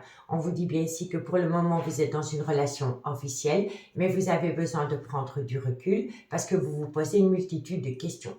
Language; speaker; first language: French; native; French